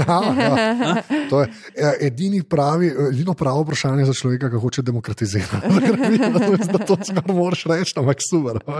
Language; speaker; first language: Slovenian; native; Slovenian